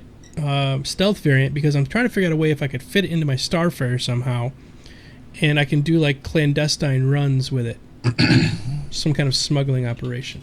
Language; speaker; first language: English; native; English